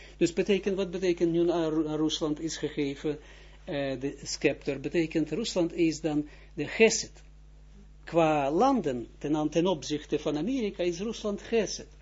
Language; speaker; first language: Dutch; non-native, fluent; Russian